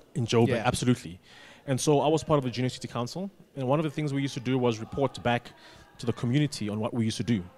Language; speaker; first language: English; non-native, local second language; Xhosa